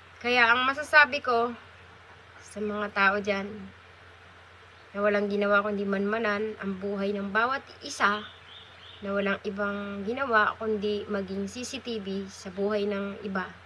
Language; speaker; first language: Filipino; native; Filipino